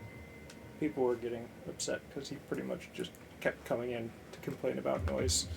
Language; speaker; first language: English; native; English